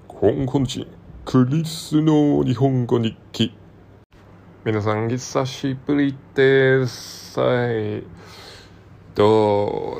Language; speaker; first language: Japanese; non-native, learner; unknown